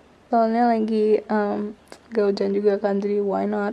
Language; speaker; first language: Indonesian; early bilingual, heritage; Indonesian